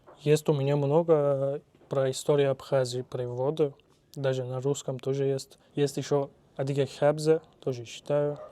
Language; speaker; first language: Russian; non-native, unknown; Turkish